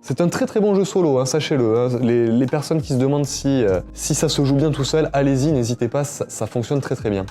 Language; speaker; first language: French; native; French